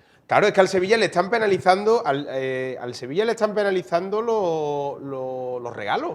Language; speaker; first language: Spanish; native; Spanish